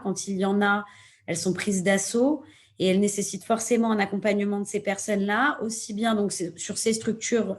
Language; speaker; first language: French; native; French